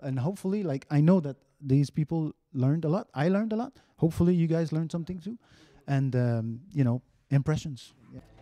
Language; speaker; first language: English; non-native, fluent; French